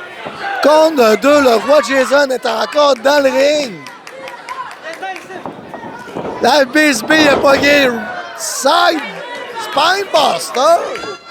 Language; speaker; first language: French; native; French